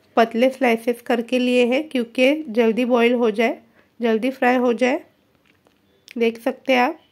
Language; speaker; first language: Hindi; non-native, local second language; Marathi